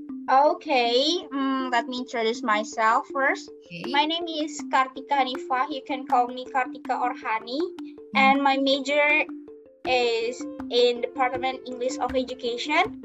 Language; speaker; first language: English; non-native, learner; Indonesian